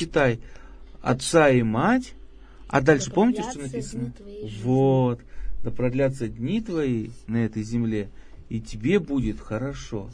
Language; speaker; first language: Russian; native; Russian